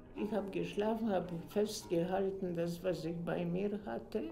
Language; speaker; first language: German; non-native, fluent; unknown